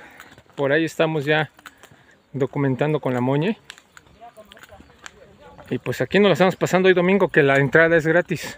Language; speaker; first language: Spanish; native; Spanish